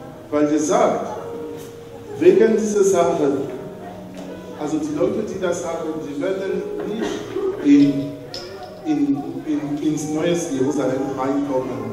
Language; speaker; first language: German; non-native, learner; French